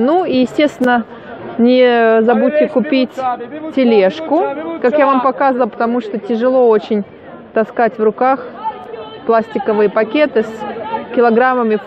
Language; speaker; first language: Russian; native; Russian